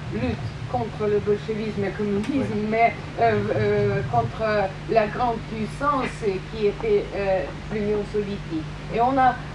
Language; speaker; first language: French; non-native, fluent; Russian